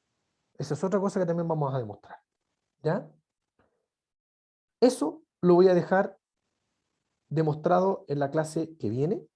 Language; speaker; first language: Spanish; native; Spanish